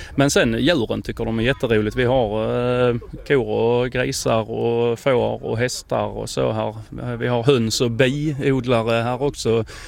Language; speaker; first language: Swedish; native; Swedish